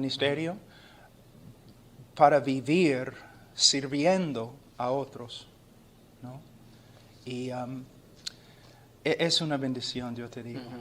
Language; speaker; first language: Spanish; non-native, fluent; English